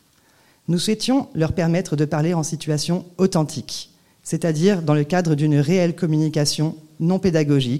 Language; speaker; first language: French; native; French